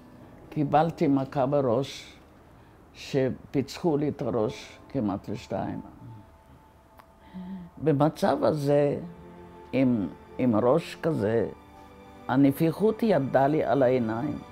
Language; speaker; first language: Hebrew; non-native, fluent; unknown